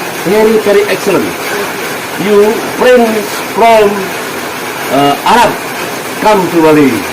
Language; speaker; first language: English; non-native, learner; Indonesian